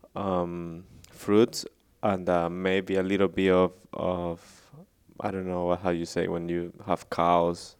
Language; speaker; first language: English; non-native, fluent; Spanish